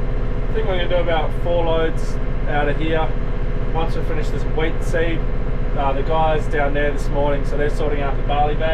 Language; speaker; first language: English; native; English